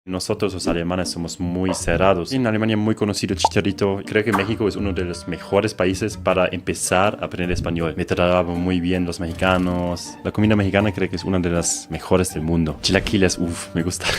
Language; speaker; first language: Spanish; non-native, fluent; German